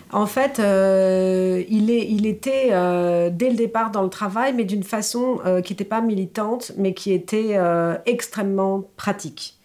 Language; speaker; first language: French; native; French